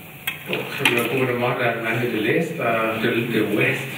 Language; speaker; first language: French; non-native, learner; German